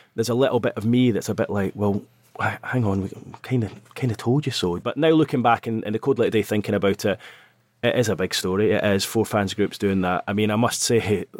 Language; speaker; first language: English; native; English